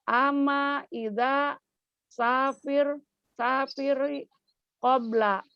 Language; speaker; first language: Arabic; non-native, learner; Indonesian